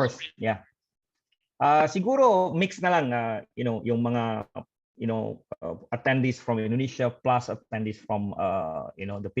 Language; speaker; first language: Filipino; non-native, fluent; Indonesian